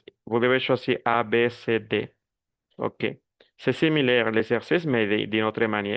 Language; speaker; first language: French; non-native, fluent; Spanish